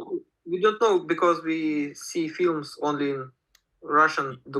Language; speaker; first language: English; non-native, learner; Russian